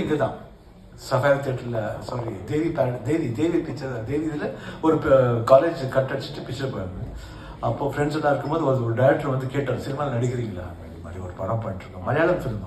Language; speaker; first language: Tamil; non-native, local second language; Kannada